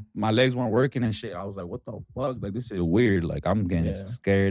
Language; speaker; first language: English; early bilingual, other home language; Spanish